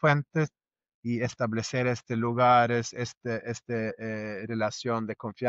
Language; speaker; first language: Spanish; non-native, fluent; Norwegian